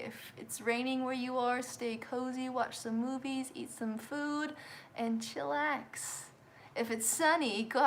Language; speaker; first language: English; native; English